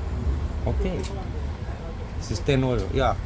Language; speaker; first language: English; non-native, learner; Slovenian